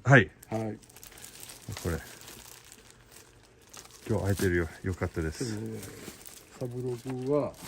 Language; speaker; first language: Japanese; non-native, learner; English